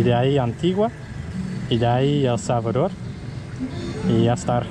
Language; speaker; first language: Spanish; non-native, learner; English